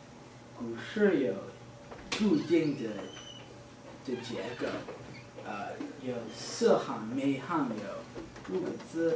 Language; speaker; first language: Chinese; non-native, learner; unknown